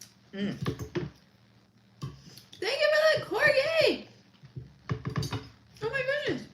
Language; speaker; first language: English; native; English